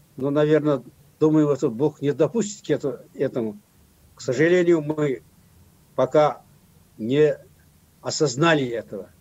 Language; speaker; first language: Russian; non-native, local second language; Kazakh